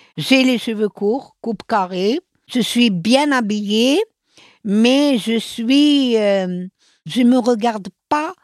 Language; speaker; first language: French; non-native, local second language; Arabic